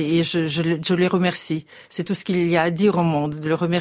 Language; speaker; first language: French; non-native, fluent; Bulgarian